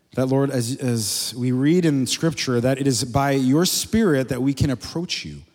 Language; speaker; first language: English; native; English